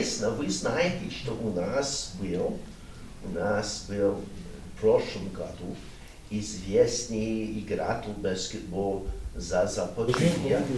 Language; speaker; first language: Russian; non-native, learner; English